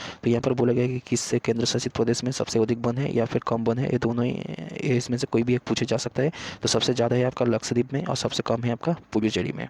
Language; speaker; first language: Hindi; native; Hindi